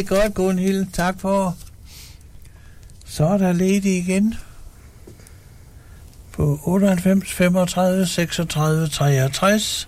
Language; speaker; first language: Danish; native; Danish